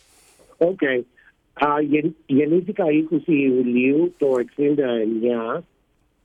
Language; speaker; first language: Greek; early bilingual, heritage; Greek